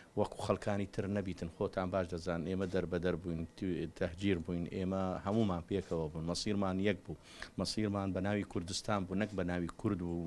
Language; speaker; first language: Central Kurdish; non-native, local second language; Assyrian Neo-Aramaic